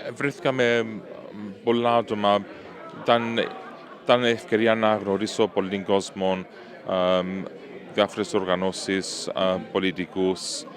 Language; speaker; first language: Greek; early bilingual, heritage; Greek